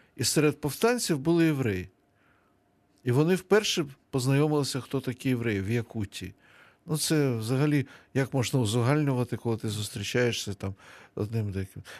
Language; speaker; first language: Ukrainian; non-native, local second language; Russian